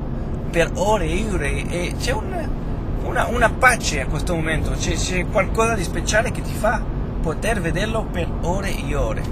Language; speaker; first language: Italian; non-native, fluent; Spanish